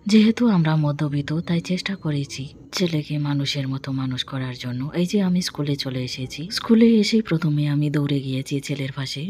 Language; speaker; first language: Bangla; non-native, local second language; Bodo